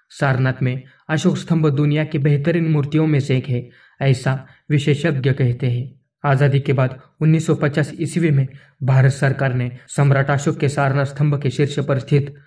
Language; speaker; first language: Hindi; non-native, local second language; Marathi